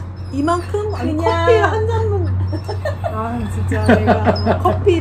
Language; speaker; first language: Korean; native; Korean